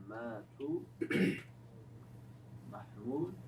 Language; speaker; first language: Arabic; non-native, learner; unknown